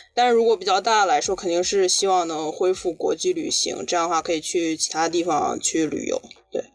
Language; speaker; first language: Chinese; native; Chinese